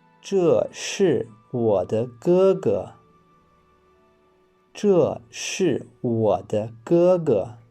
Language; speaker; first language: Chinese; non-native, fluent; English